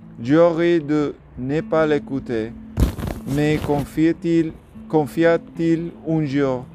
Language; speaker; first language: French; non-native, learner; Spanish